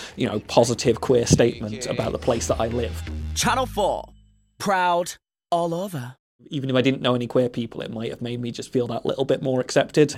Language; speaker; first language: English; native; English